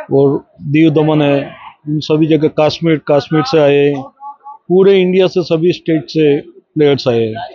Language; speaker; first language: Hindi; non-native, local second language; Gujarati